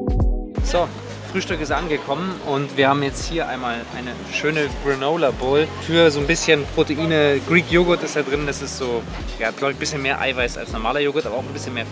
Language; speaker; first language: German; native; German